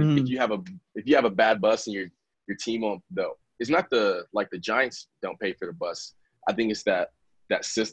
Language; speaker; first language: English; native; English